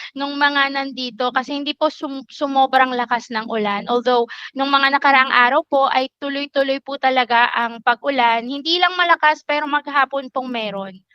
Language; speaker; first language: Filipino; native; Filipino